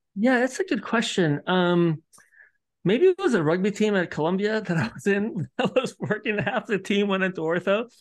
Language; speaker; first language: English; early bilingual, other home language; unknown